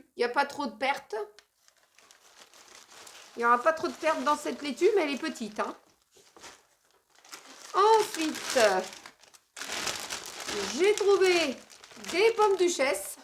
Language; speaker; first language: French; native; French